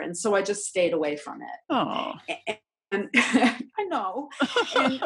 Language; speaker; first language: English; native; English